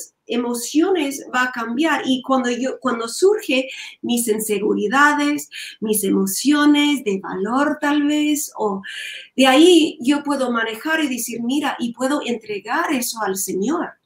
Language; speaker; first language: Spanish; non-native, learner; English